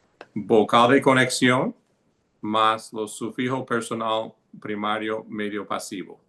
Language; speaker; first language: Spanish; non-native, fluent; English